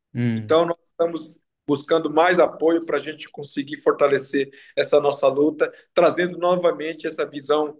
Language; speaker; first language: Portuguese; non-native, local second language; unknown